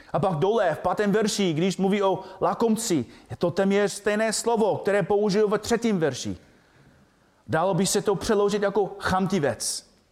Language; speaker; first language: Czech; non-native, fluent; English